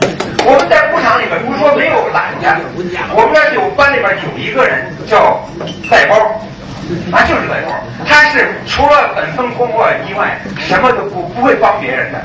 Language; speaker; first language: Chinese; early bilingual, other home language; English